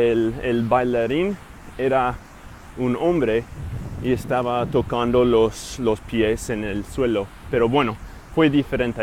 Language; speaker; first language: Spanish; non-native, fluent; English